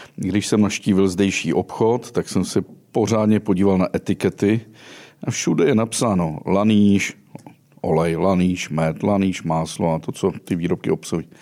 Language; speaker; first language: Czech; native; Czech